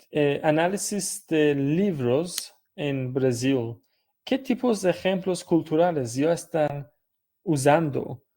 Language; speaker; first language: Spanish; non-native, fluent; Persian